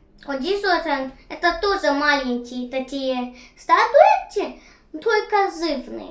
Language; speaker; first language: Russian; early bilingual, heritage; Russian